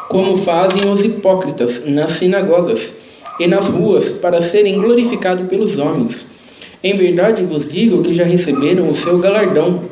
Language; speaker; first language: Portuguese; native; Portuguese